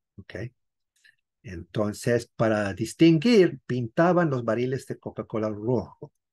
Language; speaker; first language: Spanish; non-native, fluent; English